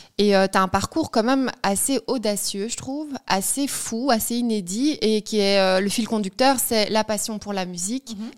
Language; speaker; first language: French; native; French